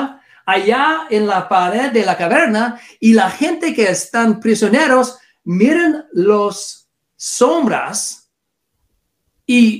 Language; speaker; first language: Spanish; non-native, learner; English